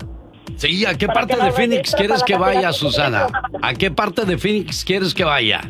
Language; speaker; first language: Spanish; native; Spanish